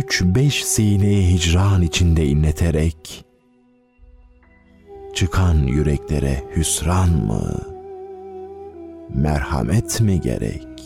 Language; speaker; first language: Turkish; native; Turkish